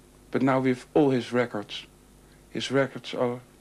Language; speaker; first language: English; non-native, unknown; Dutch